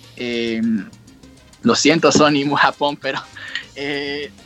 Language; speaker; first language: Spanish; native; Spanish